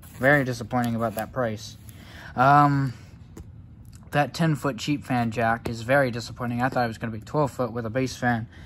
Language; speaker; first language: English; native; English